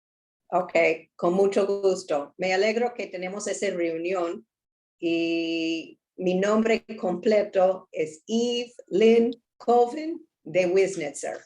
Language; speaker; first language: Spanish; non-native, learner; English